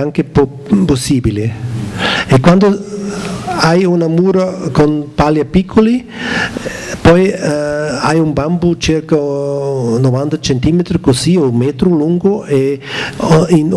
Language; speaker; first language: Italian; non-native, learner; German